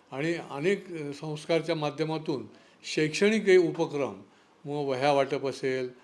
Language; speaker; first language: Marathi; native; Marathi